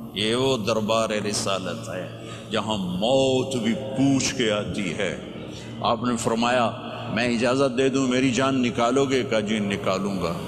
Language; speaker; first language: Urdu; non-native, local second language; Punjabi